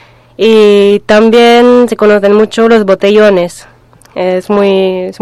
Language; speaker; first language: Spanish; non-native, fluent; French